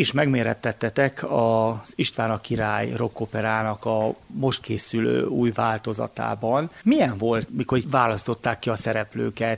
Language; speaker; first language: Hungarian; native; Hungarian